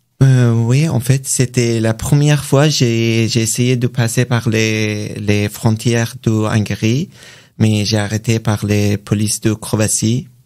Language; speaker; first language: French; non-native, learner; Persian